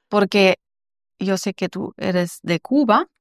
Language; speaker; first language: Spanish; non-native, learner; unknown